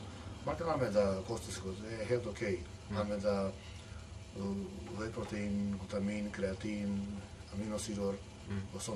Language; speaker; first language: Swedish; non-native, fluent; Macedonian